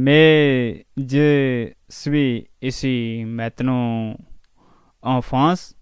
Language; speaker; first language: French; non-native, learner; Punjabi